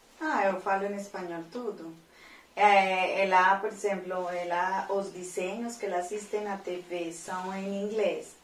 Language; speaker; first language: Portuguese; non-native, fluent; Spanish